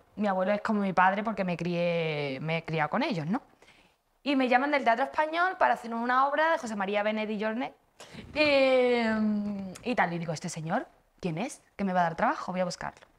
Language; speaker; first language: Spanish; native; Spanish